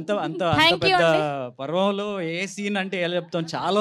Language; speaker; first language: Telugu; native; Telugu